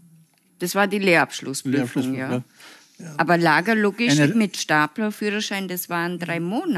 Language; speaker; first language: German; non-native, fluent; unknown